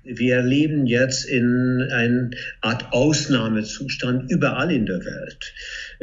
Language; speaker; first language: German; non-native, fluent; Hungarian